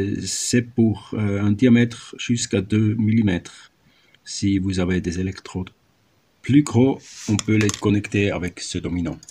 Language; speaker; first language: French; non-native, learner; German